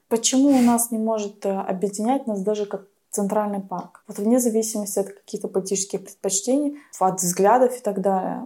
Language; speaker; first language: Russian; native; Russian